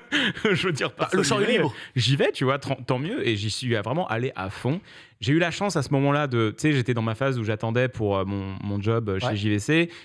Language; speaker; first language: French; native; French